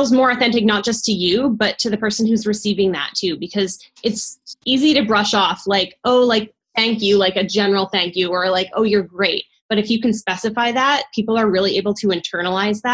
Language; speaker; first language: English; native; English